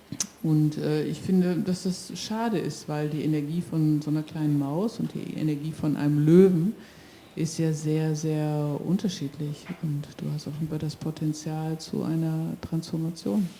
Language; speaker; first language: German; native; German